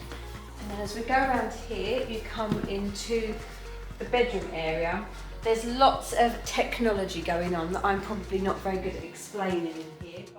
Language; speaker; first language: English; native; English